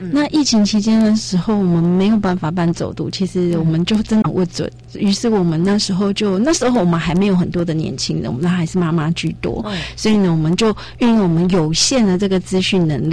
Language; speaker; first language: Chinese; native; Chinese